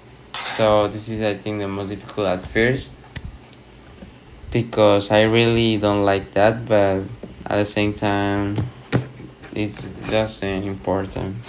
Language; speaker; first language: English; non-native, learner; Spanish